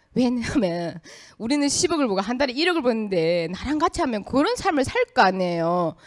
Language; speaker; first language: Korean; early bilingual, heritage; Korean